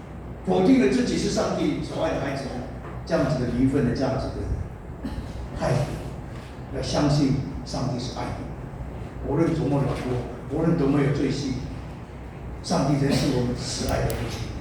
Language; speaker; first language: Chinese; non-native, local second language; Amis